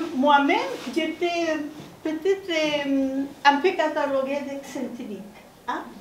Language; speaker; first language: French; non-native, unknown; Spanish